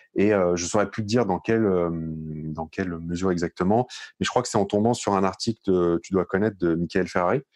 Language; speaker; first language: French; native; French